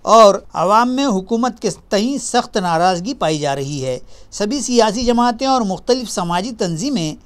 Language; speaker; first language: Urdu; native; Urdu